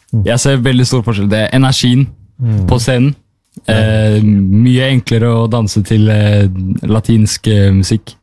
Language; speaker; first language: Norwegian; non-native, learner; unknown